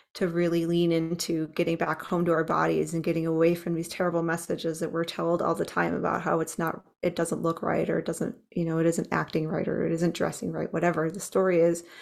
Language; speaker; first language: English; native; English